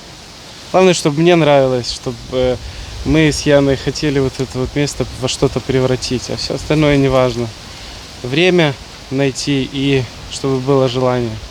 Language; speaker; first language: Russian; native; Russian